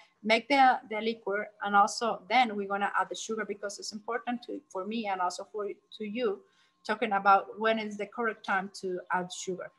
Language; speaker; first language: English; non-native, learner; Spanish